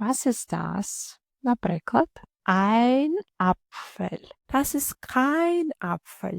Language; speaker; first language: German; non-native, fluent; Ukrainian